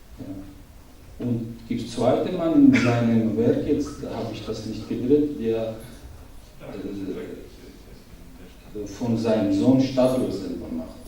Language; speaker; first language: German; non-native, learner; Georgian